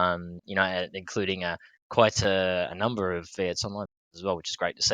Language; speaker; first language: English; native; English